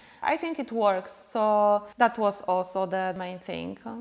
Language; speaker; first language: English; non-native, fluent; Polish